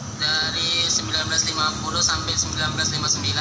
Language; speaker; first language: Indonesian; native; Indonesian